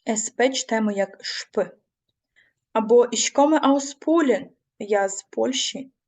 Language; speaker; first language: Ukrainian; native; Ukrainian